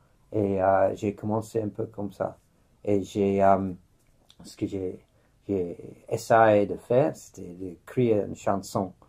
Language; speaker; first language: French; non-native, fluent; English